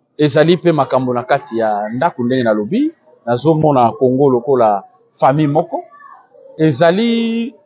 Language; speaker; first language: Lingala; non-native, local second language; Kituba (Democratic Republic of Congo)